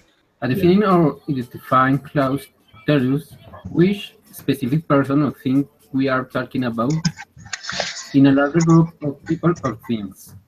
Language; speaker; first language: English; non-native, learner; Spanish